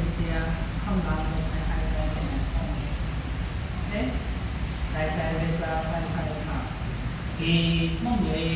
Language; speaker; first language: Vietnamese; non-native, fluent; Hindi